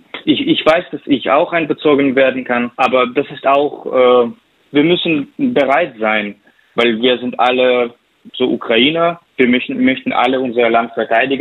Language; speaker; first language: German; non-native, fluent; Ukrainian